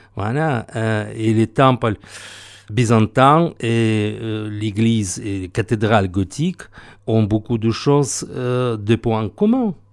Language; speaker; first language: French; non-native, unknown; Russian